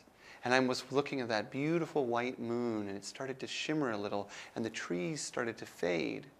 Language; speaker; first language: English; native; English